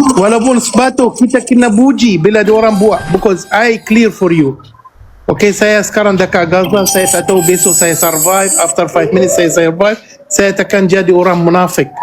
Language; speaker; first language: Malay; non-native, fluent; Arabic